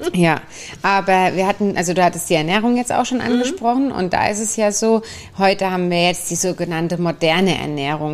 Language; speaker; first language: German; native; German